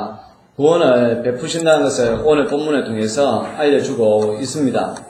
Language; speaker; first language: Korean; native; Korean